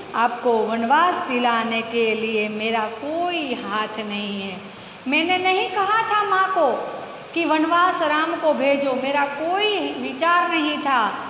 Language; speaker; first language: Hindi; non-native, local second language; Gujarati